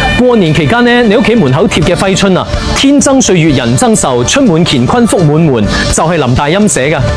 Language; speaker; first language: Cantonese; native; Cantonese